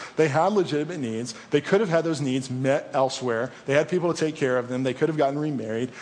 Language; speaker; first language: English; native; English